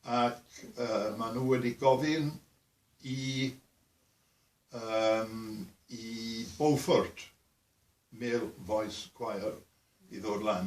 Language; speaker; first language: Welsh; native; Welsh